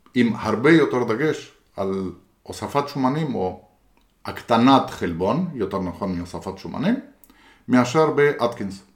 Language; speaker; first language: Hebrew; non-native, fluent; Spanish